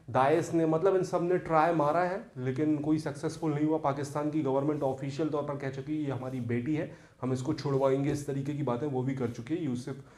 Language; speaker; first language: Hindi; native; Hindi